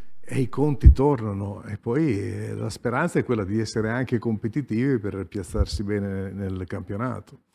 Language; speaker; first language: Italian; native; Italian